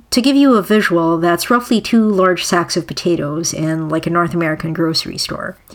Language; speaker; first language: English; non-native, local second language; Filipino